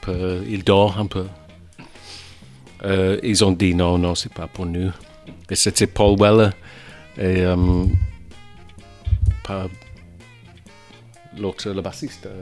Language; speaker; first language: French; non-native, fluent; English